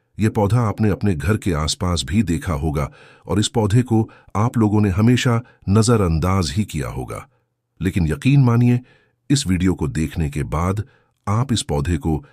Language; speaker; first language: Hindi; native; Hindi